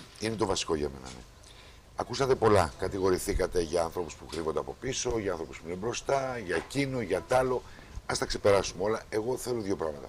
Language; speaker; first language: Greek; native; Greek